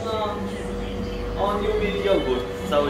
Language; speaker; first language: Polish; non-native, learner; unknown